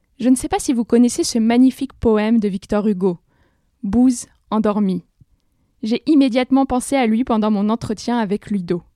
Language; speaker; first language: French; native; French